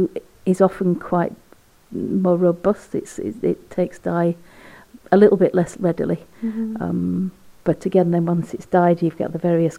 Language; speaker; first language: English; native; English